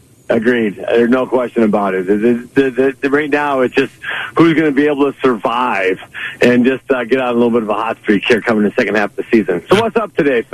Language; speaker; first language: English; native; English